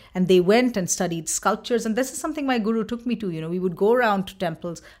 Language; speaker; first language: English; non-native, local second language; Bangla